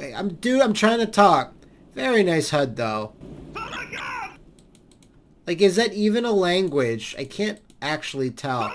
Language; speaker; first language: English; native; English